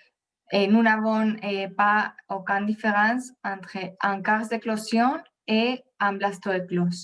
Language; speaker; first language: French; non-native, fluent; Spanish